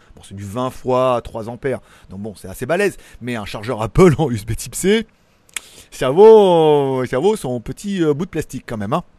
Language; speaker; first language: French; native; French